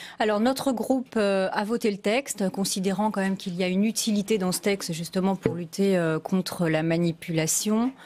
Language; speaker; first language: French; native; French